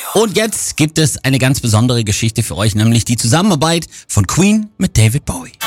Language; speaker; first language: German; native; German